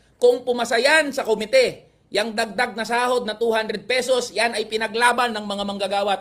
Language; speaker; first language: Filipino; native; Filipino